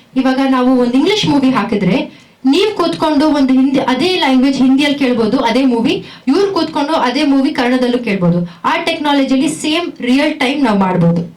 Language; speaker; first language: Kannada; non-native, local second language; Tamil